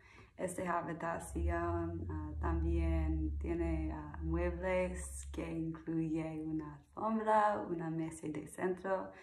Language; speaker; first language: Spanish; non-native, learner; English